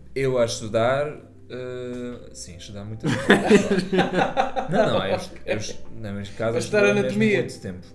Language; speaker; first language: Portuguese; non-native, fluent; German